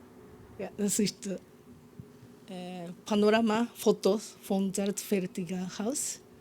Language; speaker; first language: German; non-native, learner; Japanese